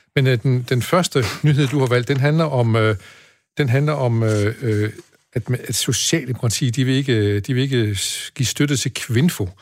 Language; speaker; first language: Danish; native; Danish